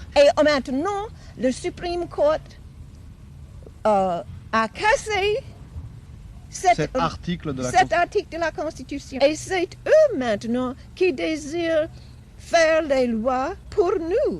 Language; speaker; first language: French; non-native, fluent; English